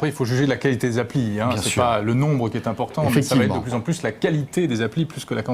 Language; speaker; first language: French; native; French